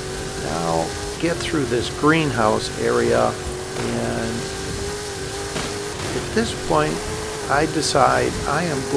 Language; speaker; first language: English; native; English